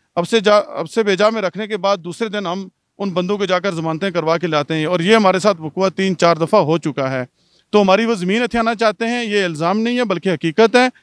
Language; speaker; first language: Urdu; non-native, local second language; Punjabi